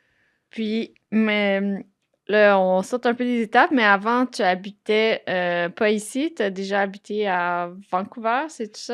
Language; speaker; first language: French; native; French